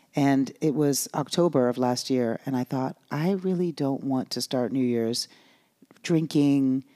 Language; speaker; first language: English; native; English